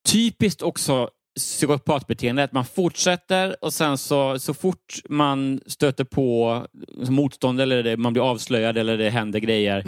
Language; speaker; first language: Swedish; native; Swedish